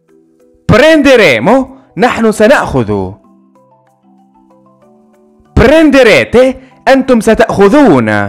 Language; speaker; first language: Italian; non-native, fluent; Arabic